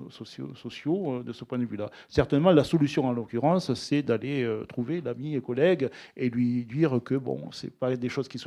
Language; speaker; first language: French; native; French